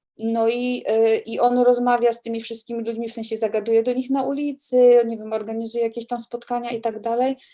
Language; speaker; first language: Polish; native; Polish